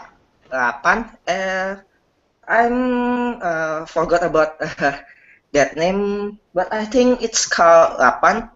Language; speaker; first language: English; non-native, learner; Indonesian